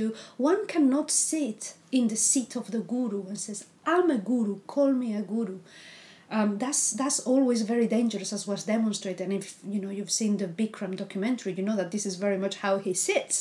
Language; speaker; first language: English; non-native, fluent; Spanish